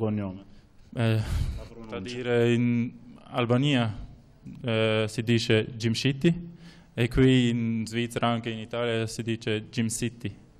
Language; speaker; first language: Italian; non-native, learner; Albanian